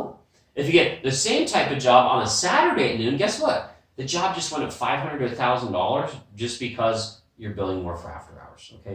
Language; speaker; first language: English; native; English